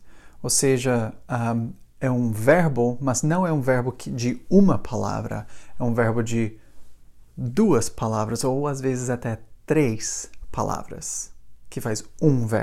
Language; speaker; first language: Portuguese; non-native, fluent; English